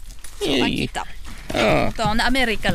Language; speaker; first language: Finnish; non-native, learner; French